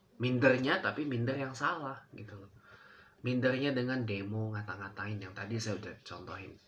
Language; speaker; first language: Indonesian; non-native, fluent; English